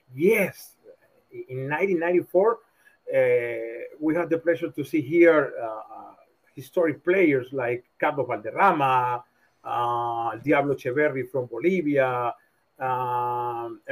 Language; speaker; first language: English; non-native, learner; Spanish